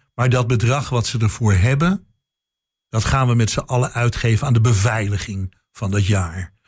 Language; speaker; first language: Dutch; native; Dutch